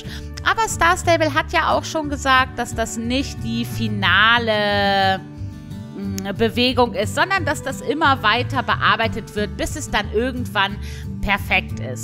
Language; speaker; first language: German; native; German